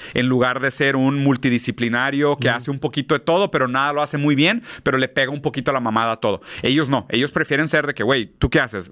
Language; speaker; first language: Spanish; native; Spanish